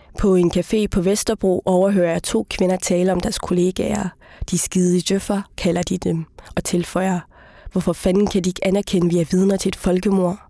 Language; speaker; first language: Danish; early bilingual, other home language; Somali